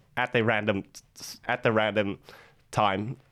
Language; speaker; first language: English; non-native, fluent; Vietnamese